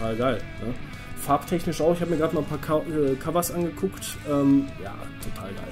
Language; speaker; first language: German; native; German